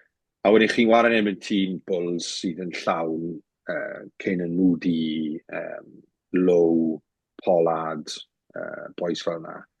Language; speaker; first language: Welsh; native; Welsh